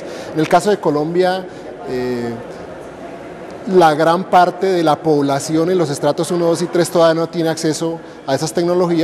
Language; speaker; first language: Spanish; native; Spanish